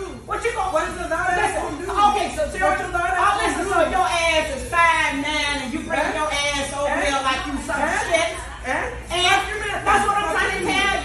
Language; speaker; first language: English; native; English